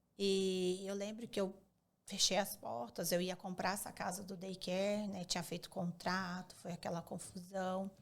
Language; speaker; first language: Portuguese; native; Portuguese